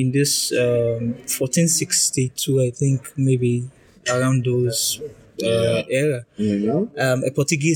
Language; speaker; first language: English; non-native, local second language; Krio